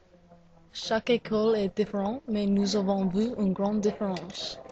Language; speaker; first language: French; non-native, learner; English